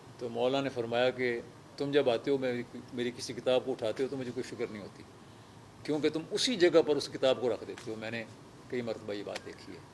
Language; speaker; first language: Urdu; non-native, local second language; Punjabi